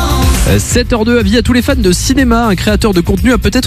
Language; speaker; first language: French; native; French